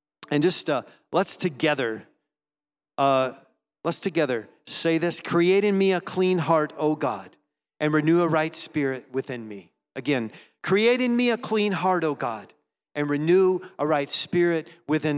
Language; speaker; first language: English; native; English